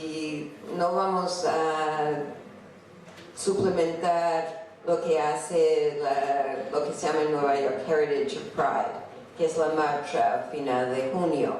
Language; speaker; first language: Spanish; non-native, fluent; English